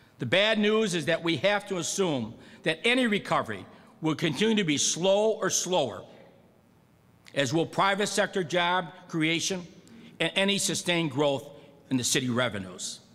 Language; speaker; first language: English; native; English